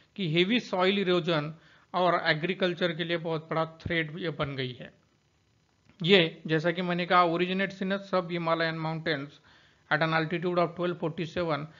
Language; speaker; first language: Hindi; non-native, local second language; Marathi